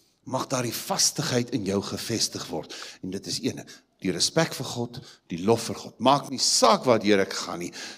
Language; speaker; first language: Afrikaans; native; Afrikaans